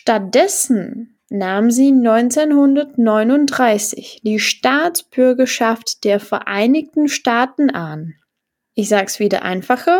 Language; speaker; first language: German; non-native, fluent; Czech